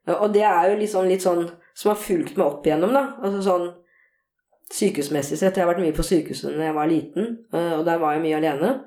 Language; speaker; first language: Norwegian; early bilingual, other home language; Korean